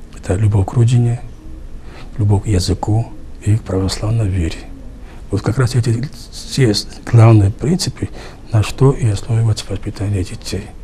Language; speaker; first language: Russian; non-native, local second language; Georgian